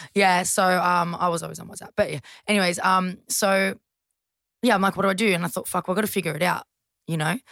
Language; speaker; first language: English; native; English